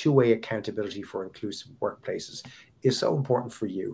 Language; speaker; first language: English; native; English